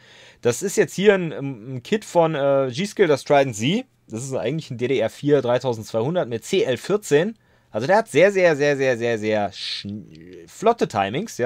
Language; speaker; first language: German; native; German